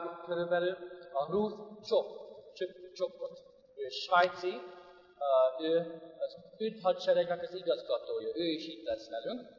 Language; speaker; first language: Hungarian; non-native, fluent; English